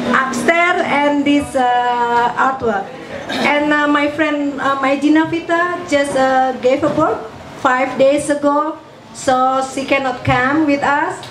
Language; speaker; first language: English; non-native, learner; Indonesian